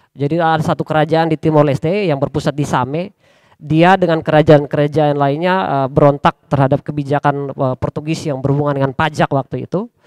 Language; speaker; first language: Indonesian; native; Indonesian